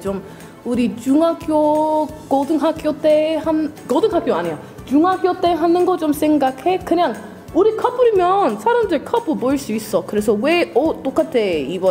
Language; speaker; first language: Korean; non-native, learner; English